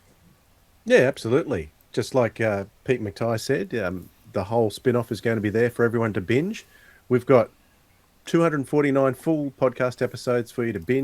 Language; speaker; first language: English; native; English